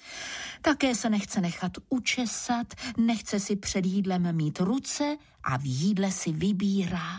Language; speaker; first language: Czech; native; Czech